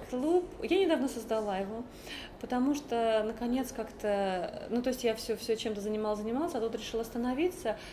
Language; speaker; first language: Russian; native; Russian